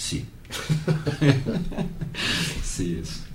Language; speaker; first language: Spanish; non-native, learner; Russian